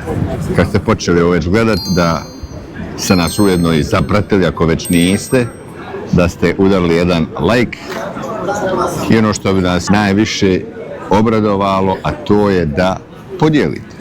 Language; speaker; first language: Bosnian; native; Bosnian